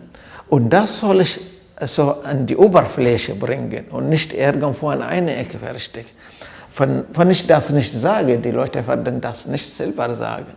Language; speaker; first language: German; non-native, fluent; Arabic